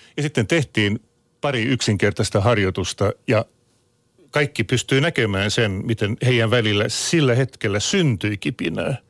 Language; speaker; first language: Finnish; non-native, local second language; Swedish